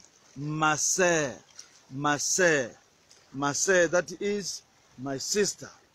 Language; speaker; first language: English; non-native, local second language; Swahili